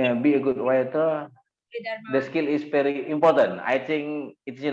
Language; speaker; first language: English; non-native, learner; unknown